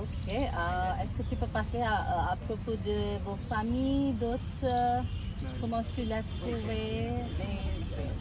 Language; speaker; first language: French; non-native, learner; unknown